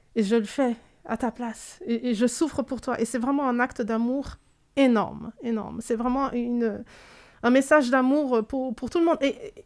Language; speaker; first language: French; native; French